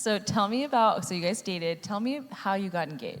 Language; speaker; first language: English; native; English